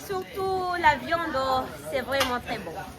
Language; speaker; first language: French; non-native, learner; Malagasy